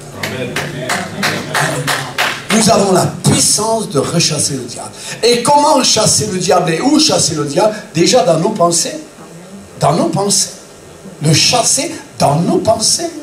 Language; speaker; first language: French; native; French